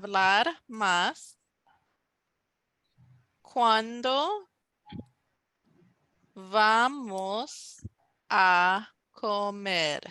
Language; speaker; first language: Spanish; non-native, fluent; English